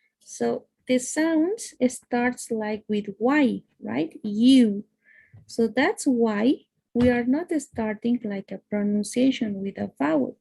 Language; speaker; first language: English; non-native, fluent; Spanish